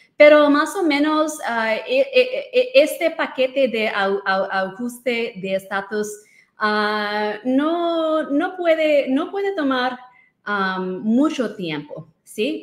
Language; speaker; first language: Spanish; non-native, learner; English